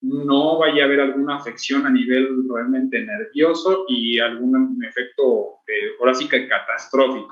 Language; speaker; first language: Spanish; native; Spanish